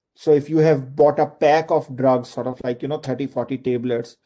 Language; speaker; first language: English; non-native, local second language; Urdu